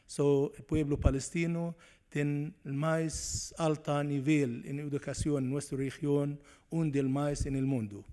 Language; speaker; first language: Spanish; non-native, learner; Arabic